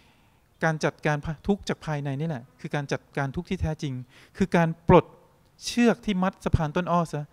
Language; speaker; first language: Thai; native; Thai